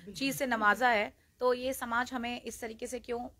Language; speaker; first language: Hindi; native; Hindi